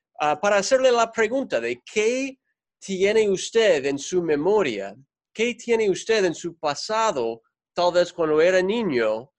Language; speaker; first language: Spanish; non-native, fluent; English